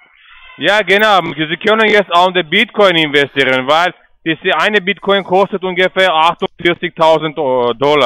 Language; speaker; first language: German; non-native, learner; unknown